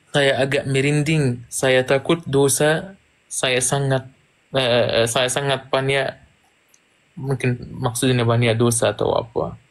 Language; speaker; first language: Indonesian; non-native, fluent; Arabic